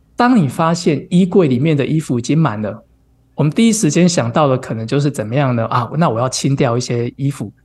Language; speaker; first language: Chinese; native; Chinese